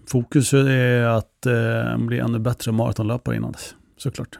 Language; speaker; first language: Swedish; native; Swedish